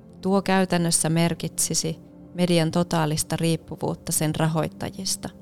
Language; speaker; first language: Finnish; native; Finnish